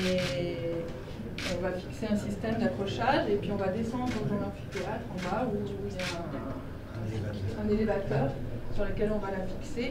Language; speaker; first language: French; native; French